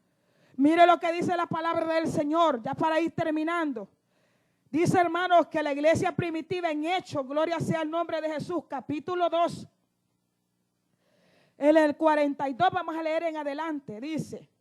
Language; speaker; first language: Spanish; native; Spanish